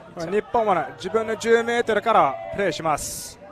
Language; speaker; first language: Japanese; non-native, learner; English